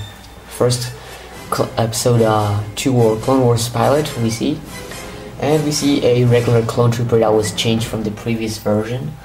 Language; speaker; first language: English; native; English